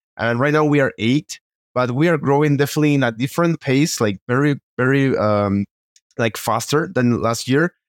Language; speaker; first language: English; non-native, fluent; Spanish